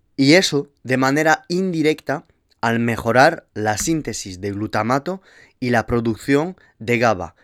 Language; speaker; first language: Spanish; early bilingual, heritage; Spanish